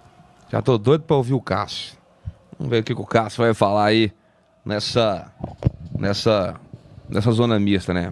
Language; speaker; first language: Portuguese; native; Portuguese